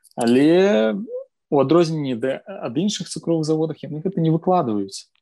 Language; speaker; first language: Belarusian; non-native, local second language; Russian